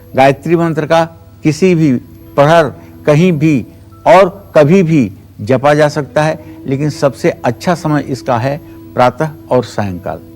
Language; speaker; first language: Hindi; native; Hindi